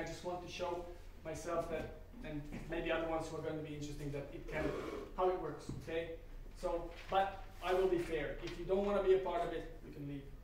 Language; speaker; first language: English; non-native, fluent; Slovak